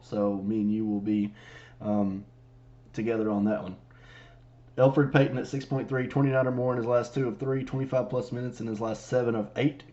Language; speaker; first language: English; native; English